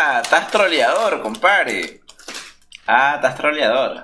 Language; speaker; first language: Spanish; native; Spanish